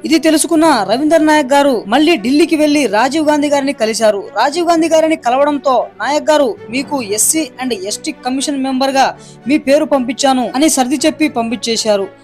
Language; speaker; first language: Telugu; non-native, local second language; Lambadi